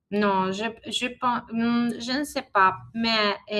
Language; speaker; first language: French; non-native, learner; Italian